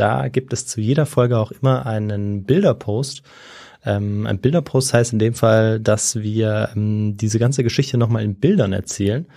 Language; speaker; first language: German; native; German